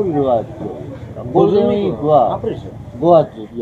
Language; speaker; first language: Japanese; native; Japanese